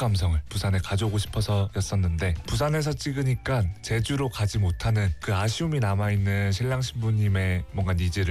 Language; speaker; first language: Korean; native; Korean